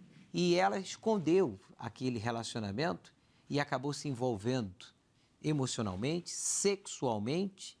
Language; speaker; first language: Portuguese; native; Portuguese